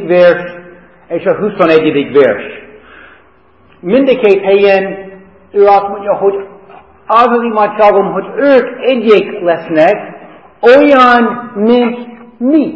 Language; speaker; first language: Hungarian; non-native, fluent; English